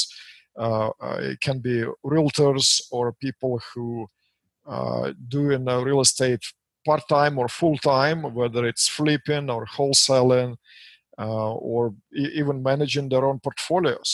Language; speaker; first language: English; non-native, fluent; Russian